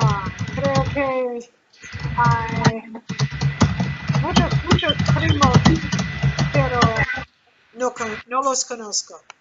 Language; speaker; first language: Spanish; non-native, learner; English